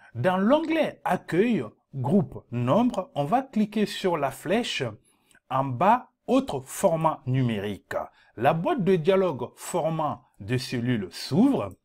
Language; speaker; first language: French; non-native, local second language; Dyula